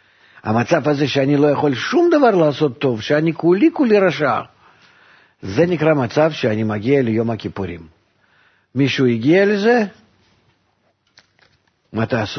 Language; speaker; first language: Hebrew; non-native, fluent; Russian